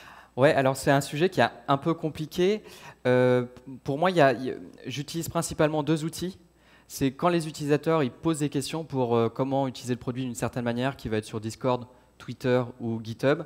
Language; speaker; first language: French; native; French